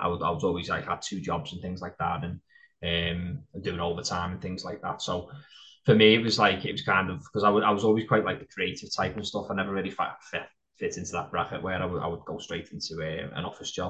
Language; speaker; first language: English; native; English